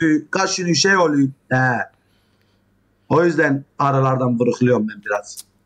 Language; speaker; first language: Turkish; early bilingual, heritage; Turkish